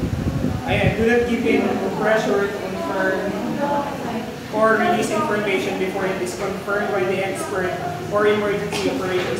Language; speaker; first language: English; non-native, local second language; Filipino